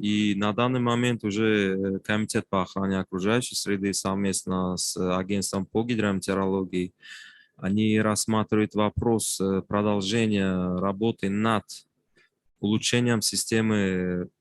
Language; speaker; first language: Russian; non-native, local second language; Tajik